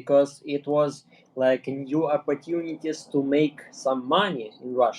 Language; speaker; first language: English; non-native, learner; Russian